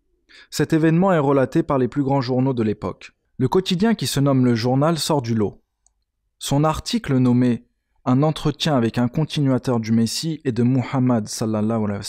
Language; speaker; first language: French; native; French